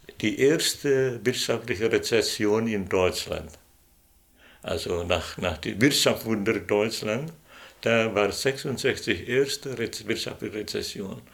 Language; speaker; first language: German; non-native, fluent; Indonesian